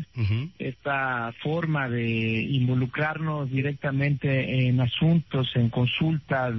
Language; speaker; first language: Spanish; native; Spanish